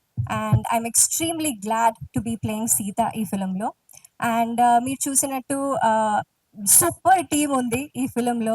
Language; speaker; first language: Telugu; non-native, local second language; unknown